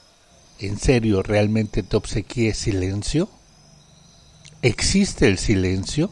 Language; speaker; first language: Spanish; native; Spanish